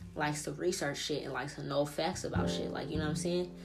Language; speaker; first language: English; early bilingual, other home language; Italian